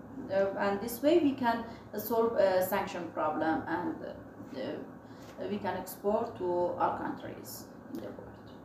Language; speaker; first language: English; non-native, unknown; Persian